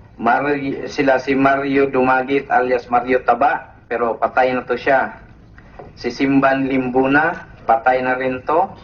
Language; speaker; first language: Filipino; non-native, local second language; Cebuano